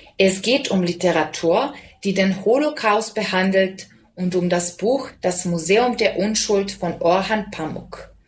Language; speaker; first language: German; non-native, fluent; Serbian